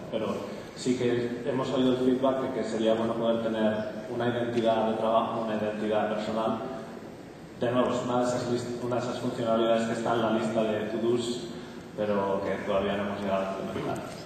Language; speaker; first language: Spanish; native; Spanish